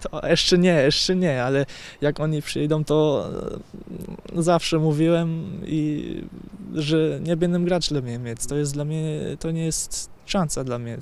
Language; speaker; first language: Polish; early bilingual, heritage; German